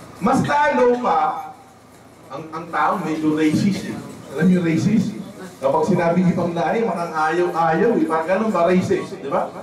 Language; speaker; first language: Filipino; non-native, local second language; Waray